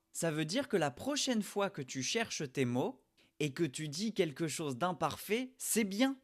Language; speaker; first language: French; native; French